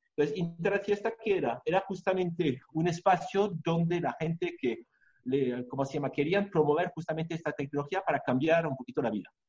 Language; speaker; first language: Spanish; non-native, fluent; French